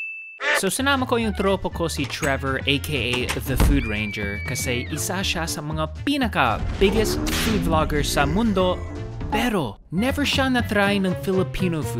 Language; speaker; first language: Filipino; non-native, fluent; English